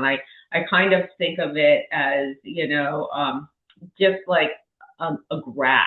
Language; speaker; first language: English; native; English